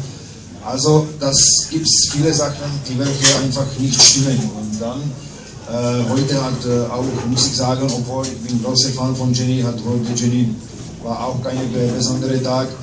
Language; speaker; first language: German; non-native, fluent; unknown